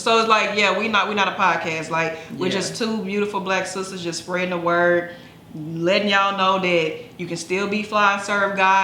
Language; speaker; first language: English; native; English